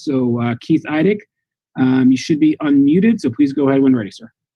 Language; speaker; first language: English; native; English